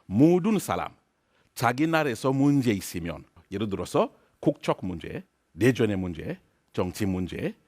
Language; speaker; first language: Korean; non-native, learner; French